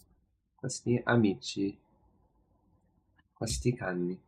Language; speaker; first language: Italian; non-native, learner; English